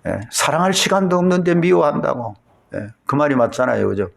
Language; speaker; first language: Korean; native; Korean